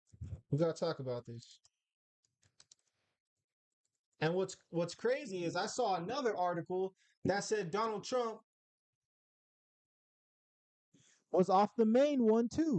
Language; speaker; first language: English; native; English